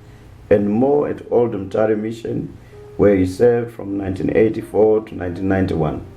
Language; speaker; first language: English; non-native, local second language; Shona